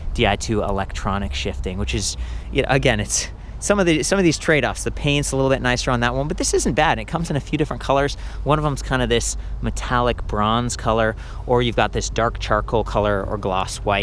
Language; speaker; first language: English; native; English